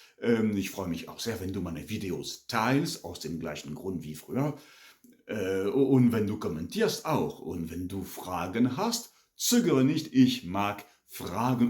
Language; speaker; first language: German; non-native, fluent; French